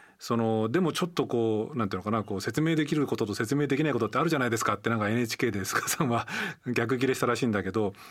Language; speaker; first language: Japanese; native; Japanese